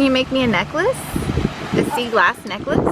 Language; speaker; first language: English; native; English